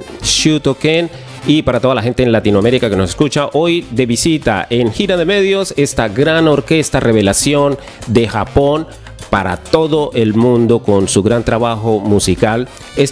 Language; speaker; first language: Spanish; native; Spanish